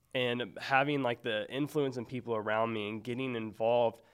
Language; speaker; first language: English; native; English